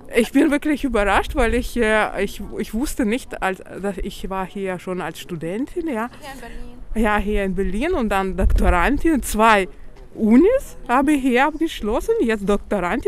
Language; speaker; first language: German; non-native, fluent; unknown